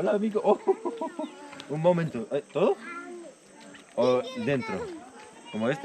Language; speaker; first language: Spanish; non-native, learner; Korean